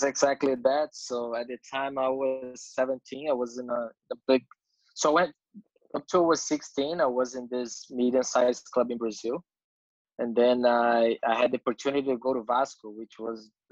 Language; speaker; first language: English; non-native, fluent; Portuguese